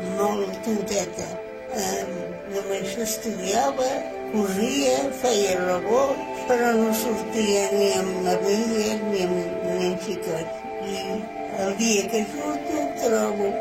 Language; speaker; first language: Catalan; native; Catalan